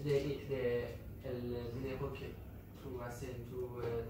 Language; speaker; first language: Spanish; non-native, learner; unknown